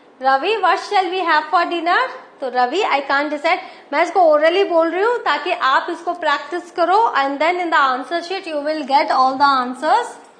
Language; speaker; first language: Hindi; native; Hindi